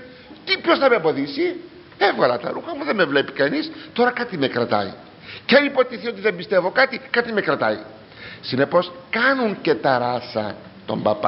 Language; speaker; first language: Greek; native; Greek